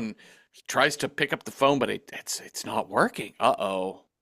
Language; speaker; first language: English; native; English